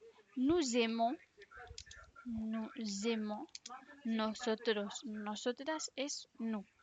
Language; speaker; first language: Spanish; non-native, fluent; French